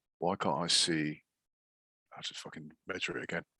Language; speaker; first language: English; native; English